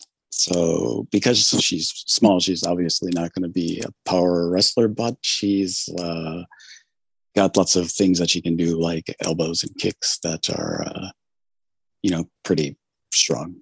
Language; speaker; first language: English; native; English